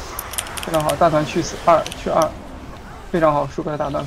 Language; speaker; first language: Chinese; native; Chinese